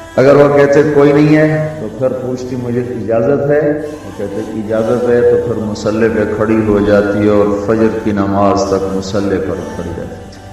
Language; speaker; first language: Urdu; non-native, local second language; Punjabi